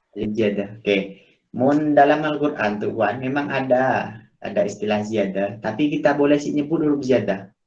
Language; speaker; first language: Malay; native; Malay